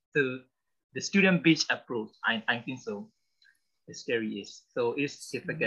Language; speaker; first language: English; non-native, learner; Burmese